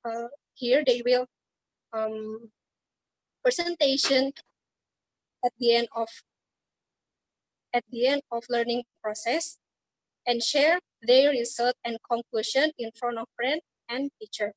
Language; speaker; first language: English; non-native, learner; Indonesian